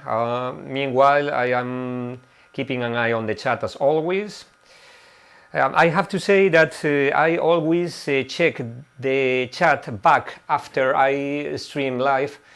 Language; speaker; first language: English; non-native, fluent; Spanish